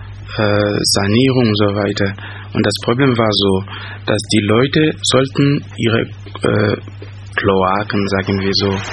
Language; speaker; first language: German; non-native, fluent; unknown